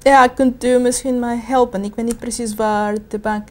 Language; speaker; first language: Dutch; non-native, learner; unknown